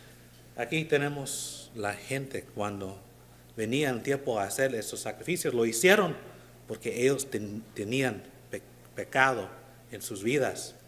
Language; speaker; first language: Spanish; non-native, learner; English